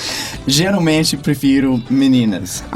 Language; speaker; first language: Portuguese; non-native, fluent; English